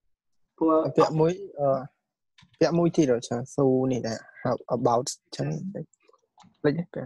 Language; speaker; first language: English; non-native, learner; Khmer